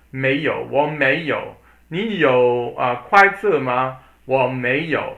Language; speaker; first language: Chinese; non-native, fluent; English